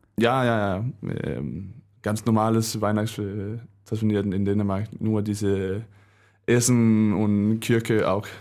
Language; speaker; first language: German; non-native, learner; Danish